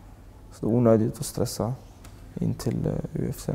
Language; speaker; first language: Swedish; early bilingual, other home language; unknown